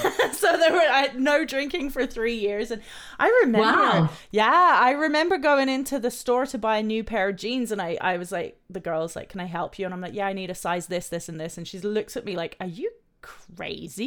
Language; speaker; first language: English; native; English